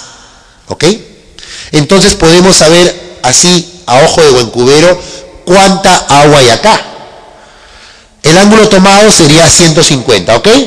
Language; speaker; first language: Spanish; native; Spanish